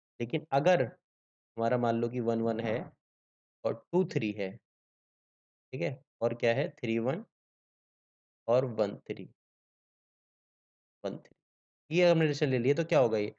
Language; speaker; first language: Hindi; native; Hindi